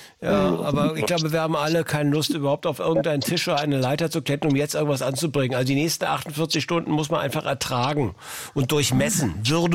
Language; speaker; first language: German; native; German